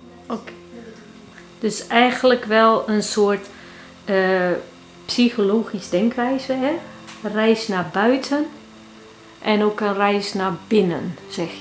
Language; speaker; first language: Dutch; early bilingual, heritage; Turkish